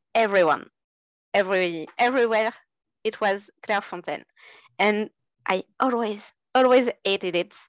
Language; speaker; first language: English; non-native, fluent; French